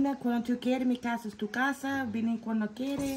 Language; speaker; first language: Spanish; non-native, learner; English